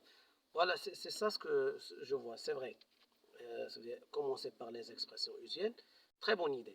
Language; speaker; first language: French; non-native, local second language; Arabic